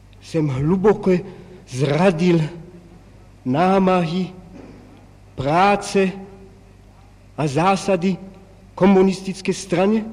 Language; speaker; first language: Czech; non-native, local second language; German